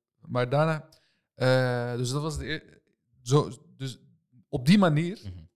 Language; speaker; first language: Dutch; early bilingual, other home language; Turkish